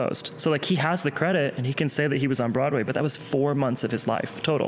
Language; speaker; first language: English; native; English